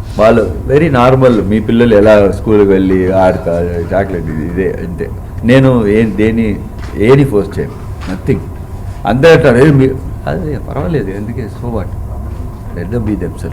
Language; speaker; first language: Telugu; non-native, learner; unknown